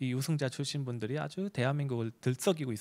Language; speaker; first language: Korean; native; Korean